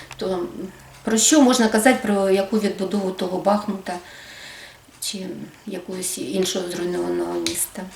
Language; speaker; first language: Ukrainian; native; Ukrainian